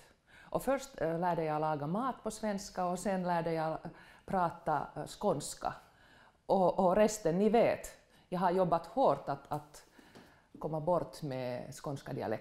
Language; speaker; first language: Swedish; non-native, local second language; Finnish